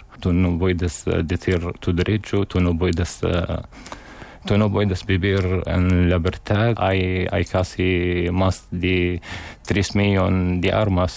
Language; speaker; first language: Spanish; non-native, learner; Arabic